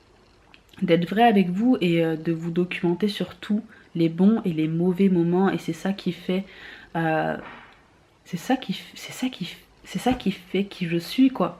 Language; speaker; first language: French; native; French